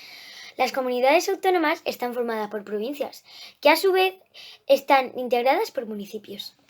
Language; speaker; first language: Spanish; native; Spanish